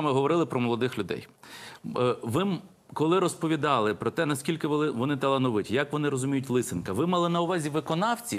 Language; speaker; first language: Ukrainian; native; Ukrainian